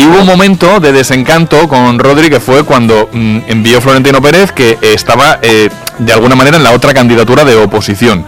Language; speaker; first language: Spanish; native; Spanish